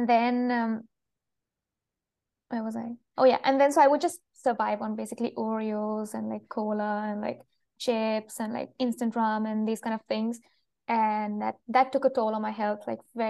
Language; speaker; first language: English; non-native, local second language; Malayalam